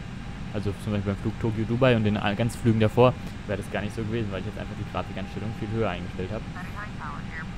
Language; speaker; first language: German; native; German